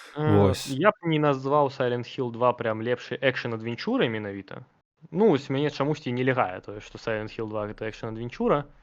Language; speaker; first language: Belarusian; non-native, local second language; Russian